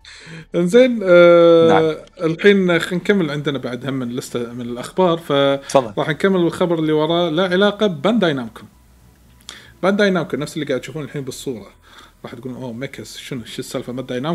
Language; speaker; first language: Arabic; native; Arabic